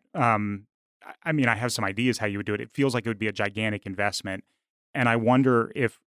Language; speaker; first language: English; native; English